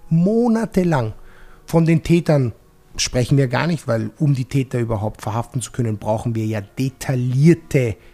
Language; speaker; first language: German; non-native, fluent; Italian